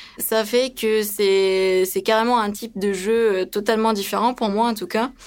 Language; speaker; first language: French; early bilingual, other home language; Romanian